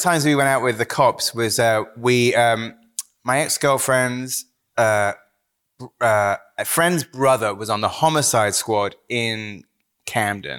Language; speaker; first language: English; native; English